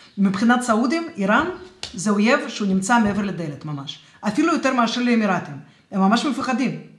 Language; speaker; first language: Hebrew; non-native, fluent; Russian